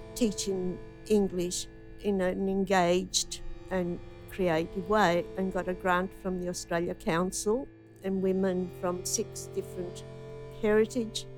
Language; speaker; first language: English; non-native, fluent; Italian